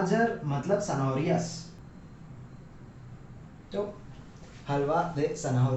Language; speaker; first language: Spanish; non-native, fluent; Hindi